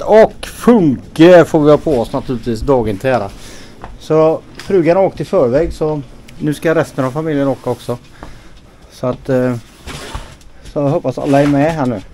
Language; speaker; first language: Swedish; native; Swedish